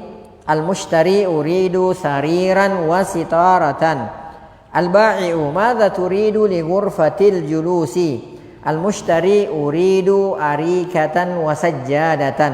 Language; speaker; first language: Arabic; non-native, fluent; Indonesian